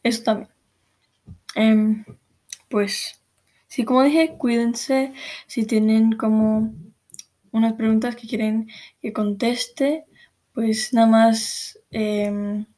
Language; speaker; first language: Spanish; early bilingual, heritage; Spanish